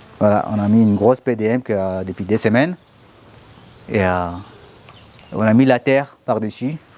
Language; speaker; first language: French; non-native, learner; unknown